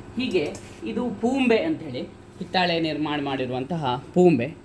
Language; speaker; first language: Kannada; native; Kannada